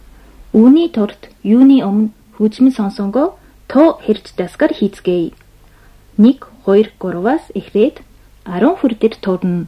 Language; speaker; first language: Mongolian; non-native, fluent; Japanese